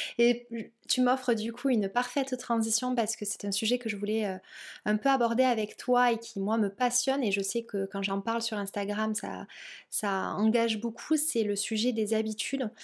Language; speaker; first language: French; native; French